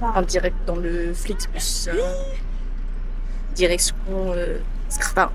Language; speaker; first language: French; native; French